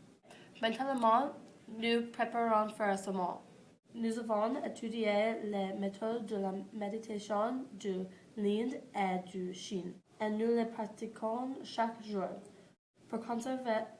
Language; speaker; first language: French; non-native, learner; English